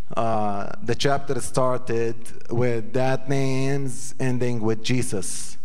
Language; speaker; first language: English; non-native, fluent; Arabic